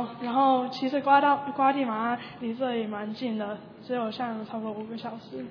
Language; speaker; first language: Chinese; early bilingual, heritage; Chinese